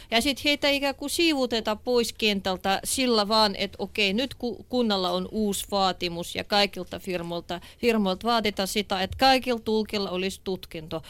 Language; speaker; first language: Finnish; non-native, fluent; Russian